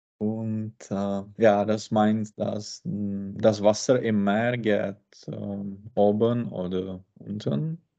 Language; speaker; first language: German; non-native, learner; Czech